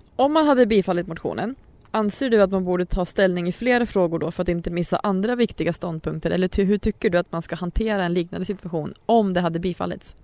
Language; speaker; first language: Swedish; native; Swedish